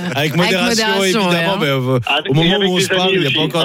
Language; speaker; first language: French; native; French